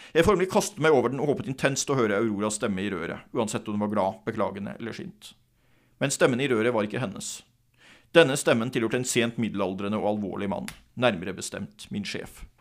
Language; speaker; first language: Norwegian; native; Norwegian